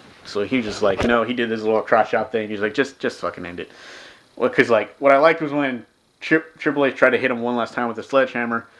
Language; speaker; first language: English; native; English